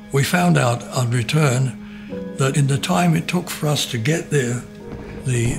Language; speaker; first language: English; native; English